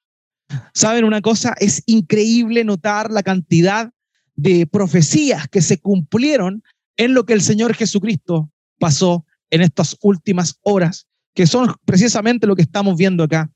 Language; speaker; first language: Spanish; native; Spanish